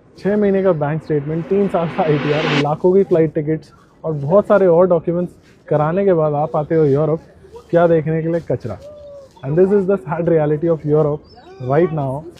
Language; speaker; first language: Hindi; native; Hindi